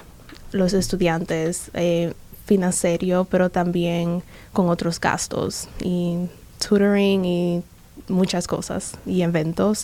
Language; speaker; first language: Spanish; early bilingual, other home language; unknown